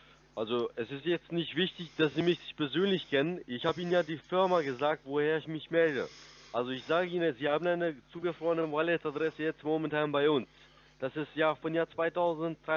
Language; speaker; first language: German; non-native, fluent; Russian